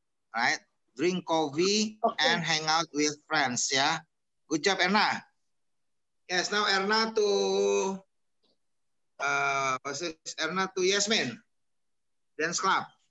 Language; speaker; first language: English; non-native, fluent; Indonesian